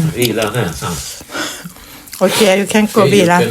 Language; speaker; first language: Swedish; non-native, learner; Thai